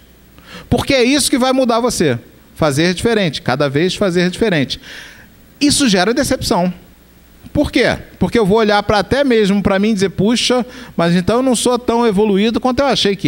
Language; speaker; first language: Portuguese; native; Portuguese